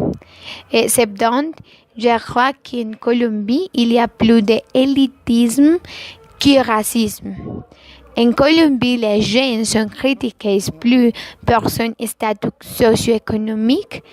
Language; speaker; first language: French; non-native, learner; Spanish